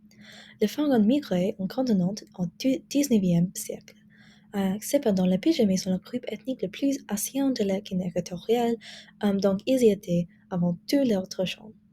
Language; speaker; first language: French; non-native, learner; English